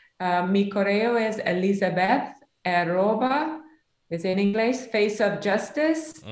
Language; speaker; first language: Spanish; non-native, learner; English